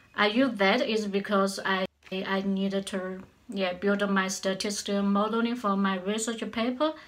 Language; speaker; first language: English; non-native, learner; Chinese